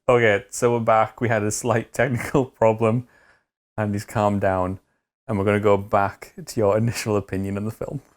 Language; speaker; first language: English; native; English